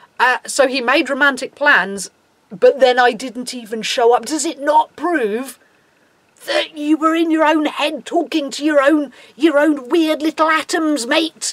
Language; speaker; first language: English; native; English